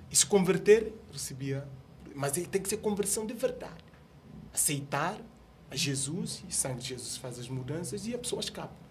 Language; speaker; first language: Portuguese; non-native, local second language; Upper Guinea Crioulo